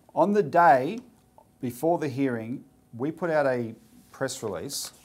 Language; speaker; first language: English; native; English